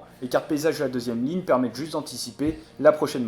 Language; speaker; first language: French; native; French